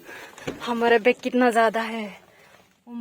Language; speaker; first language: Hindi; non-native, local second language; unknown